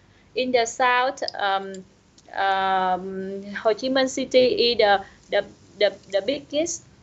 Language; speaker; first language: English; non-native, learner; Vietnamese